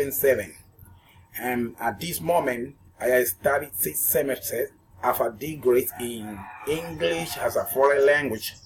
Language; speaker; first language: English; non-native, learner; Spanish